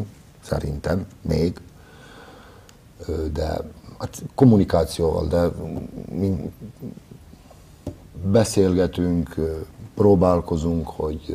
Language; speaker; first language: Hungarian; non-native, fluent; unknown